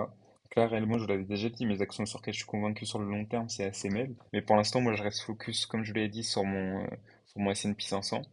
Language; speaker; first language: French; native; French